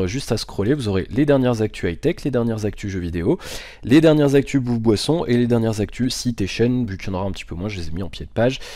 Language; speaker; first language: French; native; French